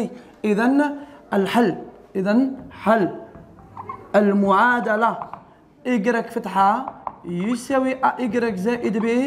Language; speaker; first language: Arabic; native; Arabic